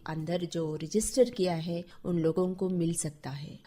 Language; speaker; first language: Hindi; non-native, local second language; Telugu